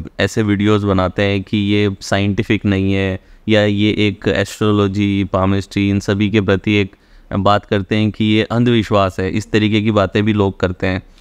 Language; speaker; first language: Hindi; native; Hindi